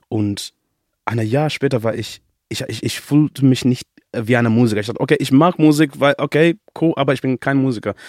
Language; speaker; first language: German; non-native, learner; English